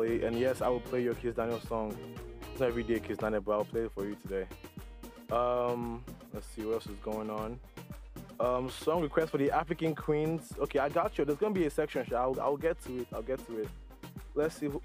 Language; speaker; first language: English; non-native, local second language; Igbo